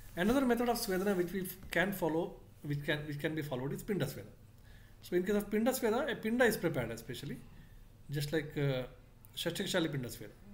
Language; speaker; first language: English; non-native, local second language; Kannada